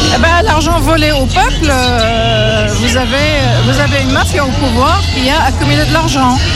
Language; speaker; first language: French; non-native, fluent; Kurdish